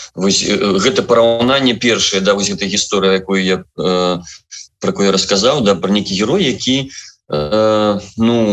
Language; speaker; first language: Belarusian; non-native, local second language; Russian